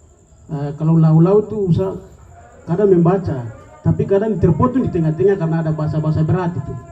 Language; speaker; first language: Indonesian; non-native, local second language; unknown